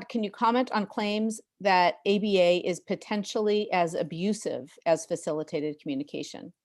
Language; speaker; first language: English; native; English